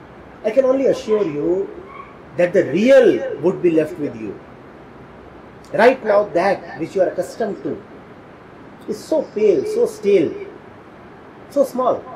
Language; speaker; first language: English; non-native, local second language; Hindi